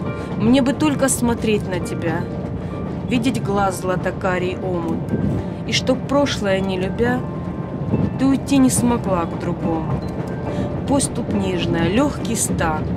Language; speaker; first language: Russian; native; Russian